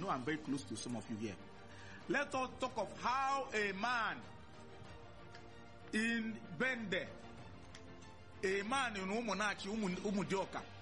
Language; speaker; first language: English; non-native, local second language; Igbo